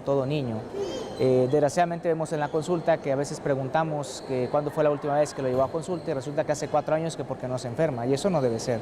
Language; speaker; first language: Spanish; native; Spanish